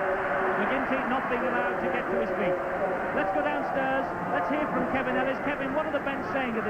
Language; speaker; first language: English; native; English